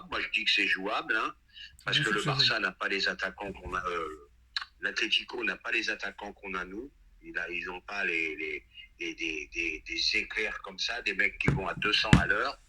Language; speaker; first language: French; native; French